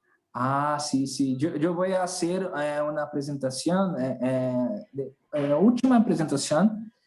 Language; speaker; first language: Spanish; non-native, learner; Portuguese